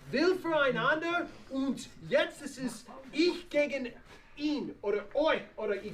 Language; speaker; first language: German; non-native, fluent; English